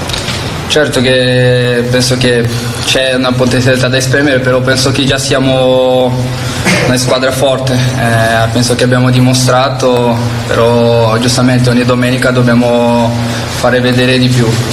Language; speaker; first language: Italian; non-native, fluent; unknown